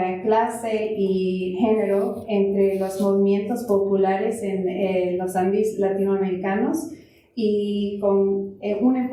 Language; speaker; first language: Spanish; non-native, fluent; English